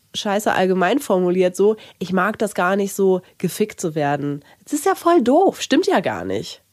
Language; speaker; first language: German; native; German